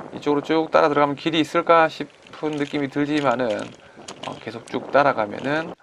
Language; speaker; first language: Korean; native; Korean